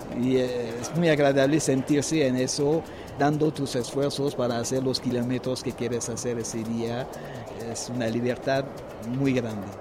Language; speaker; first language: Spanish; non-native, fluent; French